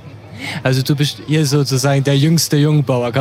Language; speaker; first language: German; native; German